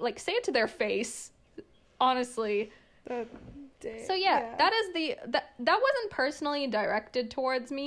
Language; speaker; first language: English; early bilingual, other home language; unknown